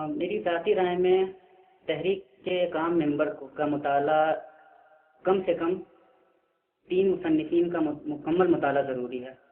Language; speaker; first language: Urdu; native; Urdu